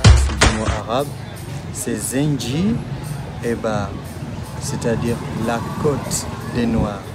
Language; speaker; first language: French; non-native, fluent; Swahili